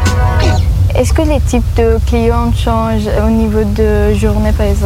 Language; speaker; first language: French; non-native, learner; Persian